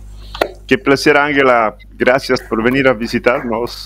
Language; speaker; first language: Spanish; non-native, fluent; Italian